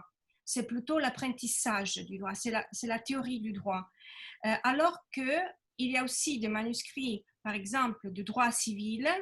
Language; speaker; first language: French; non-native, fluent; Italian